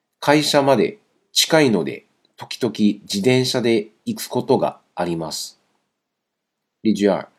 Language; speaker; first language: Japanese; non-native, fluent; Chinese